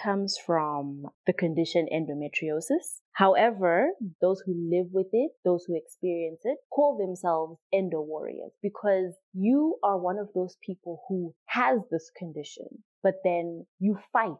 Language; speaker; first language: English; non-native, local second language; Shona